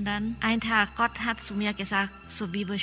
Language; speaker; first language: German; non-native, learner; Thai